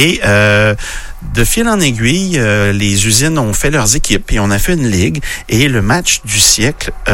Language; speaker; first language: French; native; French